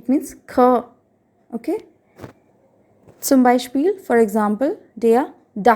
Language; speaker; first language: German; non-native, fluent; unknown